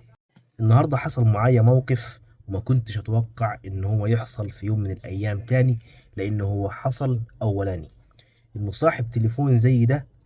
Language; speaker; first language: Arabic; native; Arabic